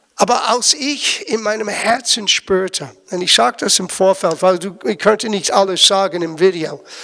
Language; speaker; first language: German; non-native, fluent; English